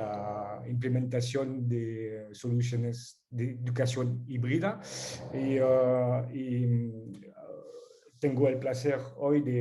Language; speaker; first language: Spanish; non-native, fluent; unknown